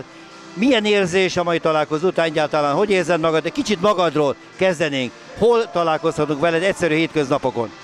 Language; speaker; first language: Hungarian; native; Hungarian